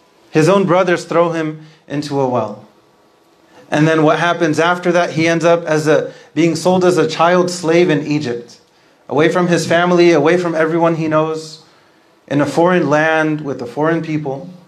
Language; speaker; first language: English; native; English